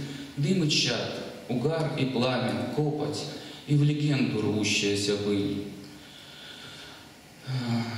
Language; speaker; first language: Russian; native; Russian